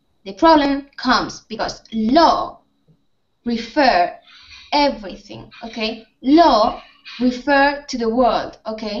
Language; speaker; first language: English; non-native, fluent; Spanish